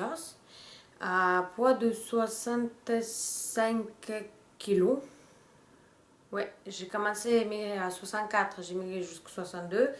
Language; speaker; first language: French; non-native, fluent; Russian